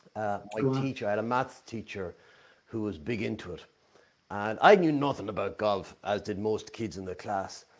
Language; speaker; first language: English; native; English